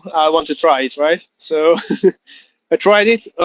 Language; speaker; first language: English; non-native, fluent; Hungarian